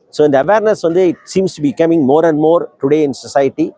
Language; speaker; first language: English; non-native, local second language; Tamil